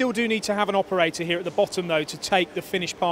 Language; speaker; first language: English; native; English